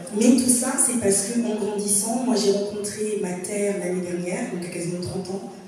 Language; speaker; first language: French; native; French